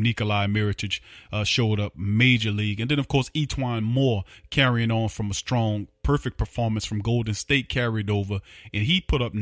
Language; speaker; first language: English; native; English